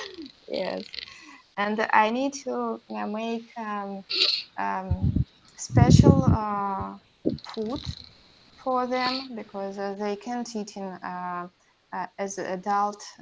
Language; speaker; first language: English; non-native, learner; Russian